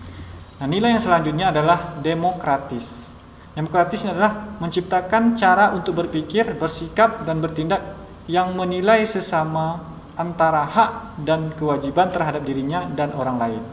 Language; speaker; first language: Indonesian; native; Indonesian